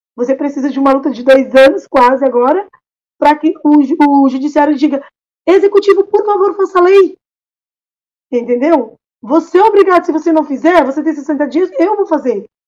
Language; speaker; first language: Portuguese; non-native, local second language; Kabuverdianu